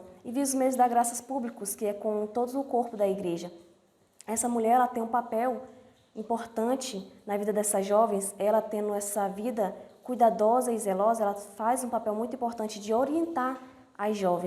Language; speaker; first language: Portuguese; native; Portuguese